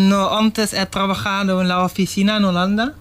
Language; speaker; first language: Spanish; non-native, learner; Dutch